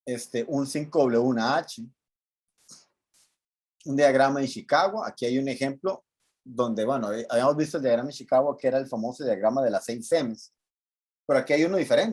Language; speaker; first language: Spanish; native; Spanish